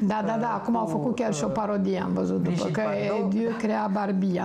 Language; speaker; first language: Romanian; native; Romanian